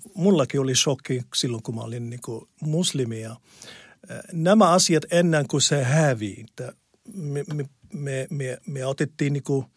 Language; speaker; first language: Finnish; non-native, learner; Arabic